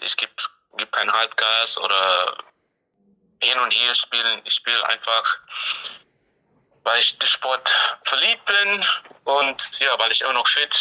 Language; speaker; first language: German; non-native, fluent; English